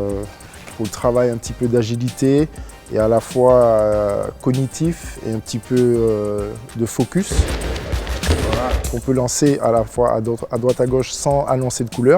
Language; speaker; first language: French; native; French